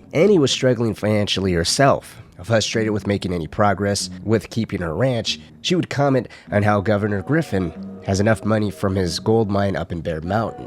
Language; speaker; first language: English; native; English